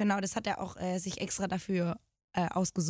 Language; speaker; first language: German; native; German